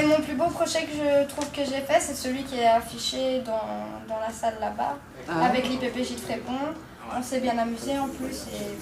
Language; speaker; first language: French; native; French